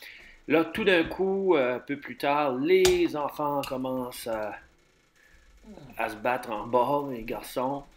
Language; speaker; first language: French; native; French